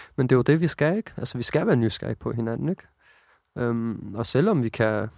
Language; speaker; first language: Danish; early bilingual, other home language; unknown